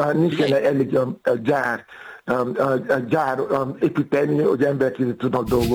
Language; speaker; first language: Hungarian; non-native, fluent; Yoruba